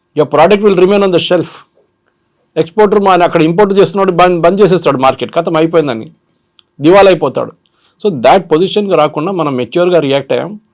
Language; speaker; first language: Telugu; non-native, local second language; Malayalam